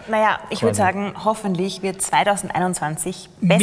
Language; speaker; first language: German; native; German